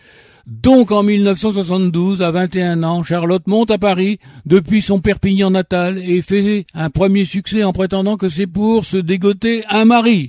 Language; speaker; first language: French; native; French